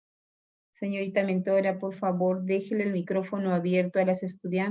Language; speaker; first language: Spanish; native; Spanish